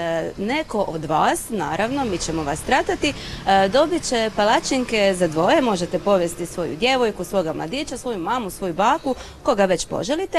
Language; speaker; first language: Croatian; native; Croatian